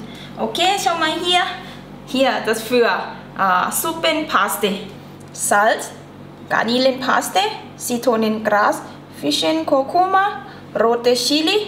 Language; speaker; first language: German; non-native, learner; Thai